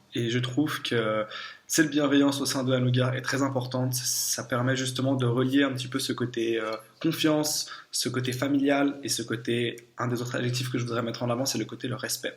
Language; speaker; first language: French; native; French